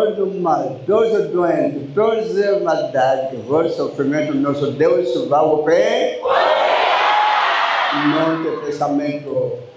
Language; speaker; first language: Portuguese; non-native, learner; Lingala